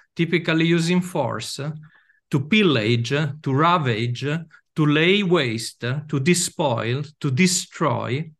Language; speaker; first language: English; non-native, fluent; Italian